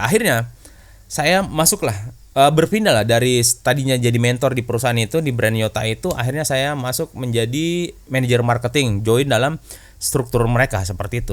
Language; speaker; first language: Indonesian; native; Indonesian